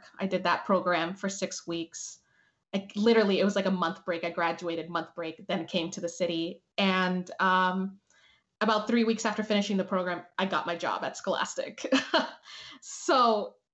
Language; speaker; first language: English; early bilingual, other home language; Spanish